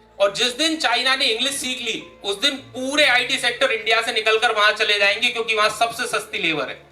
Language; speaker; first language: Hindi; native; Hindi